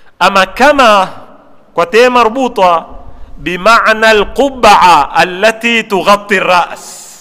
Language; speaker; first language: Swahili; native; Swahili